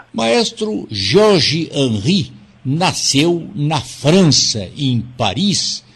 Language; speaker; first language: Portuguese; native; Portuguese